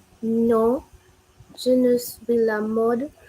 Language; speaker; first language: French; non-native, learner; English